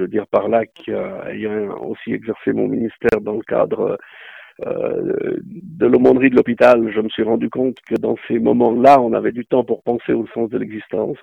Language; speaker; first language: French; native; French